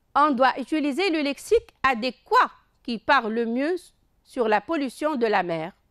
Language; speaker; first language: French; non-native, local second language; Arabic